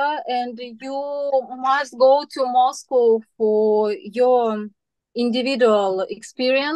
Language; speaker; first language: English; non-native, learner; Russian